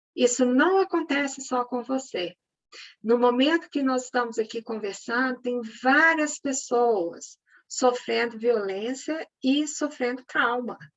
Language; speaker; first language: Portuguese; native; Portuguese